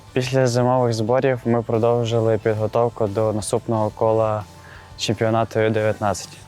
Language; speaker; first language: Ukrainian; native; Ukrainian